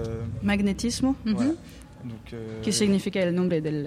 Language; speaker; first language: Spanish; non-native, fluent; French